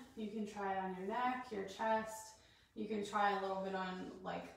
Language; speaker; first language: English; native; English